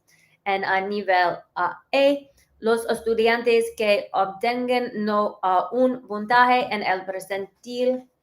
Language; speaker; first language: Spanish; early bilingual, heritage; English